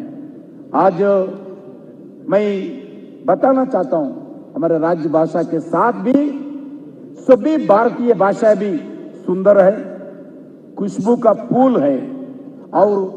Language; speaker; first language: Hindi; non-native, local second language; Telugu